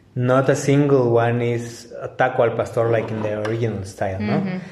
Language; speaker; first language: English; non-native, fluent; Spanish